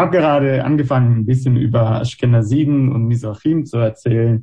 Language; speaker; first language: German; non-native, fluent; Hebrew